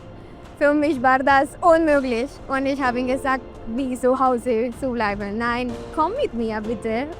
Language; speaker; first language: German; non-native, fluent; Spanish